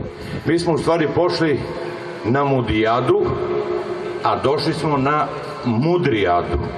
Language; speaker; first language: Bosnian; native; Bosnian